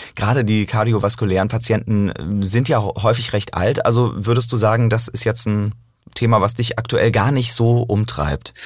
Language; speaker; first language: German; native; German